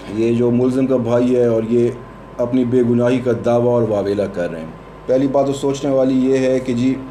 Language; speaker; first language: Urdu; non-native, local second language; Pashto